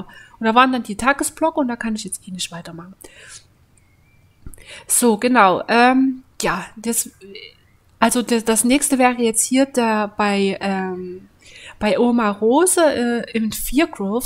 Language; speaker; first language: German; native; German